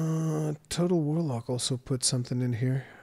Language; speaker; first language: English; native; English